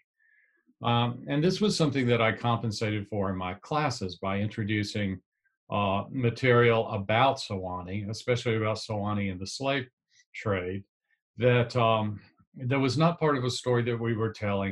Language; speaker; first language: English; native; English